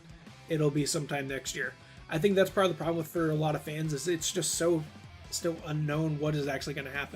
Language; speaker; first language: English; native; English